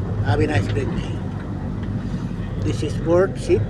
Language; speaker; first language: English; non-native, local second language; Filipino